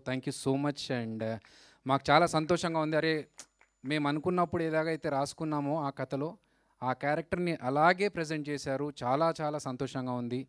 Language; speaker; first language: Telugu; native; Telugu